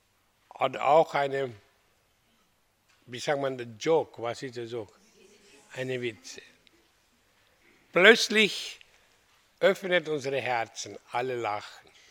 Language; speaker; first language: German; non-native, fluent; Hindi